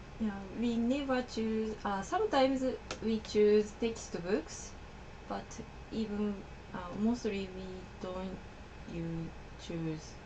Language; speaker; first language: English; non-native, learner; Japanese